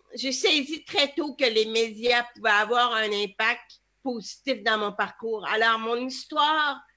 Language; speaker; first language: French; native; French